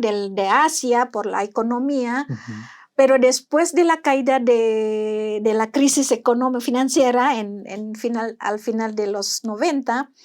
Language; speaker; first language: Spanish; non-native, fluent; Indonesian